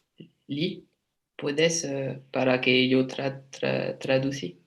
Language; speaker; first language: Spanish; non-native, learner; French